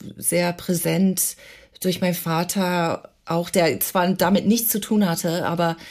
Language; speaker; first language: German; early bilingual, other home language; English